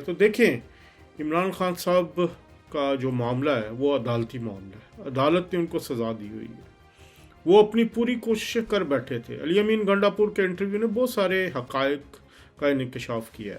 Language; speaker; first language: Urdu; native; Urdu